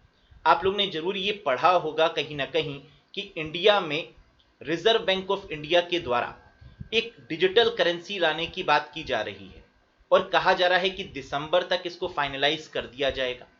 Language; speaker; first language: Hindi; native; Hindi